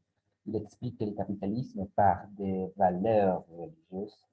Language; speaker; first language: French; non-native, learner; Spanish